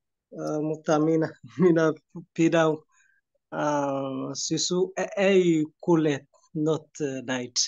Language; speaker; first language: Finnish; non-native, learner; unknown